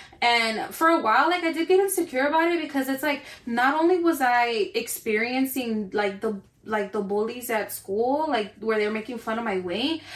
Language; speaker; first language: English; early bilingual, other home language; Spanish